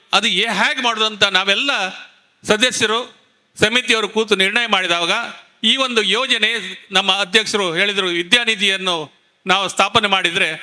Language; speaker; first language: Kannada; native; Kannada